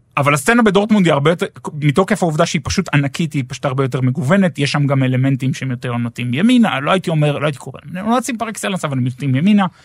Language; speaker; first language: Hebrew; native; Hebrew